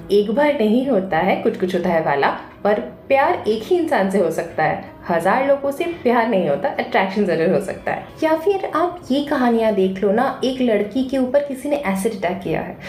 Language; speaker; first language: Hindi; non-native, local second language; Bangla